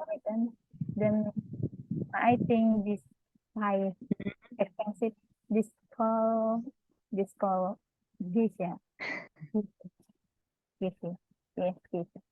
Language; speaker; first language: English; non-native, learner; Indonesian